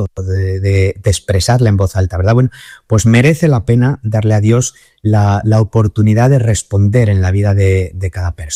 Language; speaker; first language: Spanish; native; Spanish